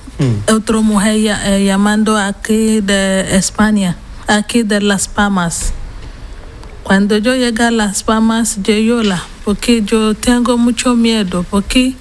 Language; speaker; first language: Spanish; non-native, learner; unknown